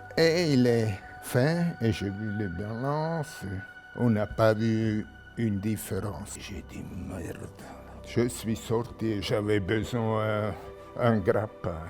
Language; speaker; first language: French; non-native, local second language; German